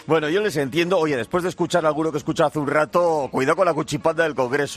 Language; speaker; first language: Spanish; native; Spanish